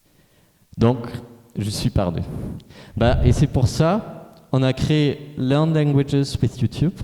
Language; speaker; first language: French; non-native, fluent; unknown